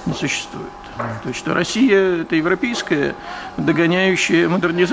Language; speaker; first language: Russian; native; Russian